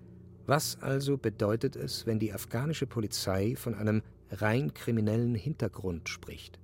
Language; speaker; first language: German; native; German